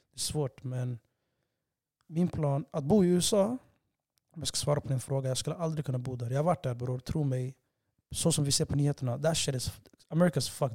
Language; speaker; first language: Swedish; non-native, fluent; Somali